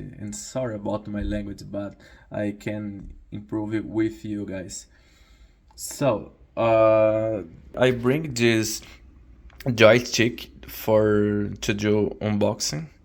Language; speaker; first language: English; non-native, learner; Portuguese